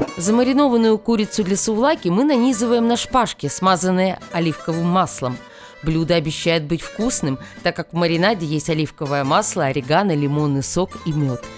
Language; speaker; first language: Russian; native; Russian